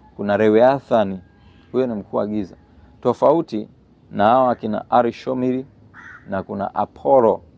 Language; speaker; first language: Swahili; native; Swahili